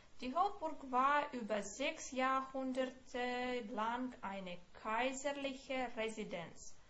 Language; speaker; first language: German; non-native, fluent; Ukrainian